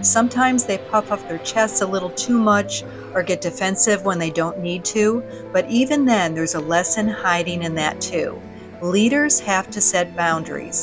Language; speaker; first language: English; native; English